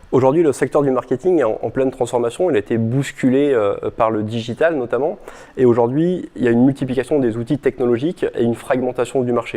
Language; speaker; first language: French; native; French